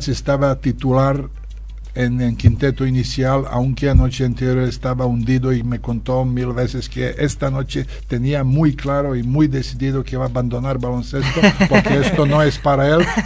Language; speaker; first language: Spanish; non-native, fluent; Serbian